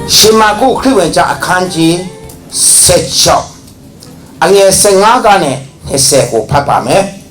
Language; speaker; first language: Burmese; non-native, local second language; Hakha Chin